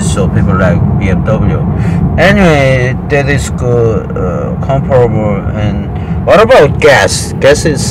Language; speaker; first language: English; non-native, learner; Korean